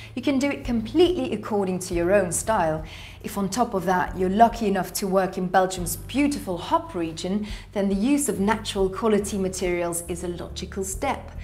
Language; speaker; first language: English; non-native, fluent; Dutch